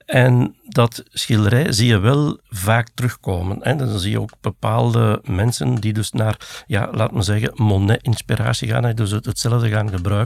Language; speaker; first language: Dutch; native; Dutch